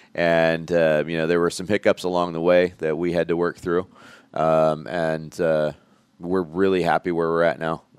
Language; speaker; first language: English; native; English